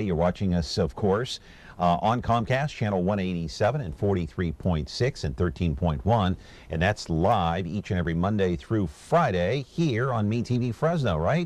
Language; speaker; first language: English; native; English